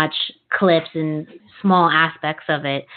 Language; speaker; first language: English; non-native, fluent; Spanish